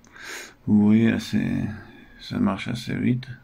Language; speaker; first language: French; non-native, fluent; Russian